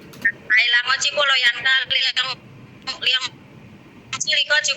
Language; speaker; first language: Cantonese; non-native, learner; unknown